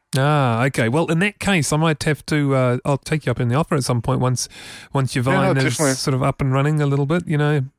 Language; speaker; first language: English; native; English